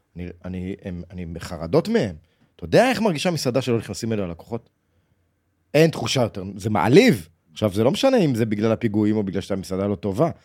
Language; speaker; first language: Hebrew; native; Hebrew